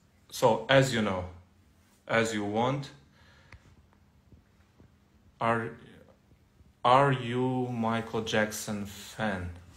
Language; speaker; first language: English; non-native, learner; Kazakh